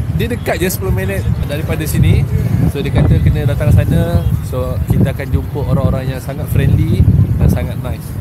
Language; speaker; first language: Malay; native; Malay